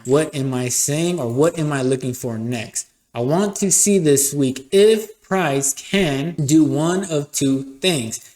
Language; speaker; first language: English; native; English